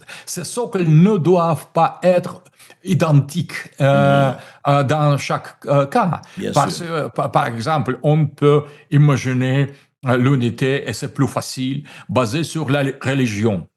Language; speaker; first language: French; non-native, fluent; Russian